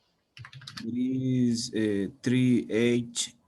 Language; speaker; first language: English; non-native, learner; Spanish